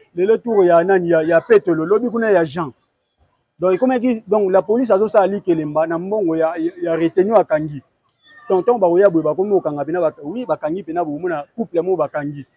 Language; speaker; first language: Lingala; native; Lingala